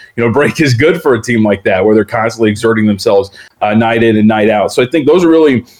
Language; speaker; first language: English; native; English